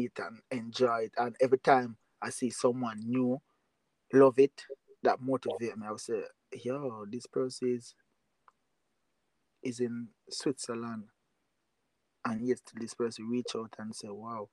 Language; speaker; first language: English; non-native, local second language; Jamaican Creole English